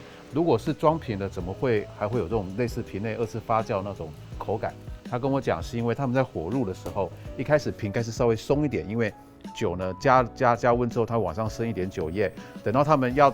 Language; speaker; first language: Chinese; native; Chinese